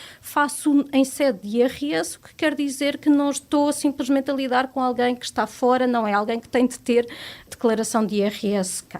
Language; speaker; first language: Portuguese; native; Portuguese